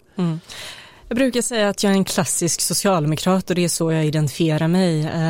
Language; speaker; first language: Swedish; early bilingual, other home language; Bosnian